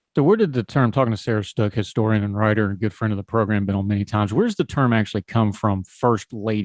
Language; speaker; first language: English; native; English